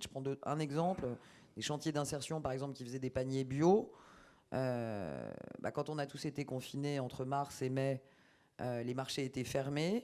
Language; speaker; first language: French; native; French